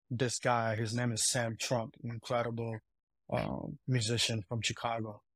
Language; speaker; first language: English; early bilingual, heritage; Italian